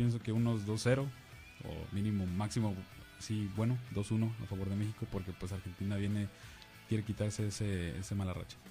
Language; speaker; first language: Spanish; native; Spanish